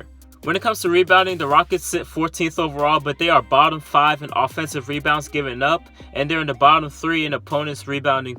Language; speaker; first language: English; native; English